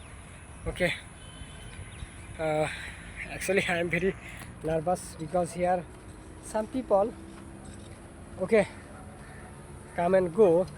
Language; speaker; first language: English; non-native, learner; Bangla